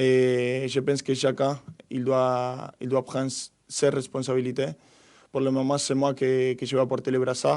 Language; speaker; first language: French; non-native, fluent; Spanish